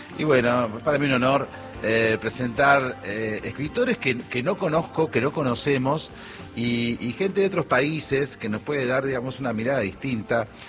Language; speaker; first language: Spanish; native; Spanish